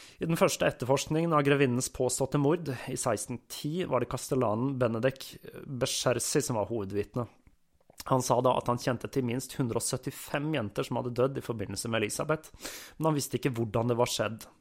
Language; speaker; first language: Norwegian; native; Norwegian